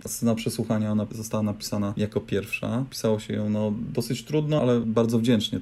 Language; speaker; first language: Polish; native; Polish